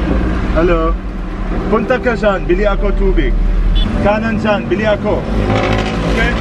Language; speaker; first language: Filipino; non-native, learner; Arabic